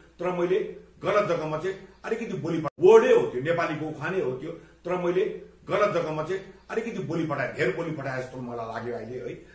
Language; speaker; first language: Nepali; native; Nepali